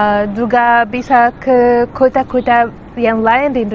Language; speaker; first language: Indonesian; non-native, learner; Arabic